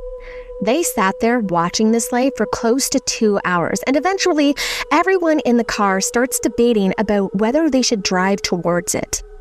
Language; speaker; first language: English; native; English